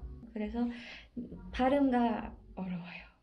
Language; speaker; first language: Korean; non-native, learner; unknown